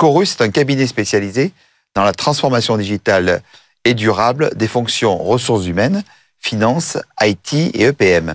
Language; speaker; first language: French; native; French